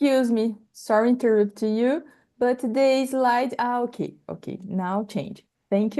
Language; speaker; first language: English; non-native, fluent; Portuguese